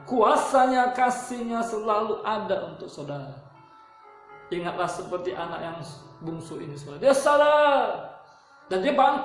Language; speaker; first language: Indonesian; native; Indonesian